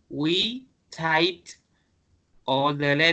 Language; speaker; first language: English; non-native, fluent; Spanish